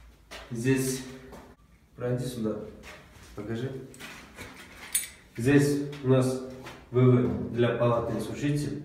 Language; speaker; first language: Russian; non-native, local second language; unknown